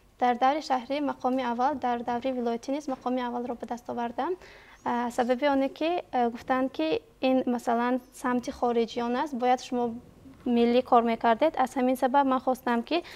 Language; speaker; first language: Tajik; native; Tajik